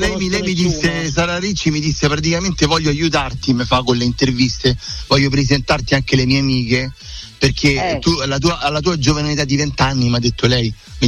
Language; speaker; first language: Italian; native; Italian